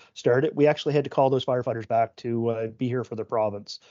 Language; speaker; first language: English; native; English